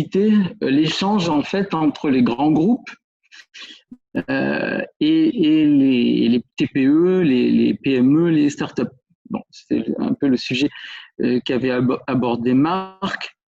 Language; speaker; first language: French; native; French